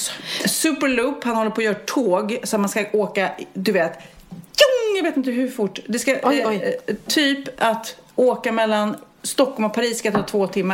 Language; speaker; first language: Swedish; native; Swedish